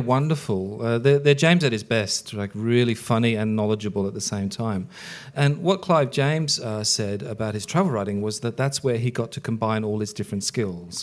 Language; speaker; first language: English; early bilingual, other home language; Icelandic